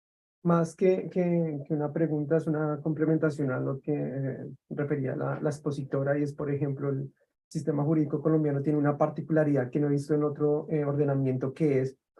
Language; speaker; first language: Spanish; native; Spanish